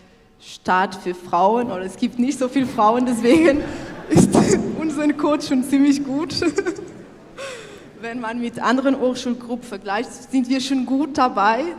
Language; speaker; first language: German; non-native, local second language; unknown